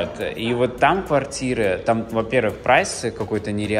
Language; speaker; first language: Russian; native; Russian